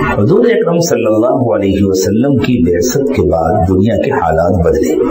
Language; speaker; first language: Urdu; native; Urdu